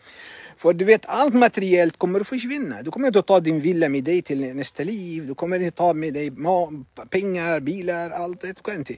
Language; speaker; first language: Swedish; non-native, fluent; Arabic